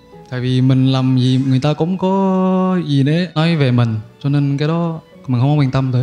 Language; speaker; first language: Vietnamese; non-native, fluent; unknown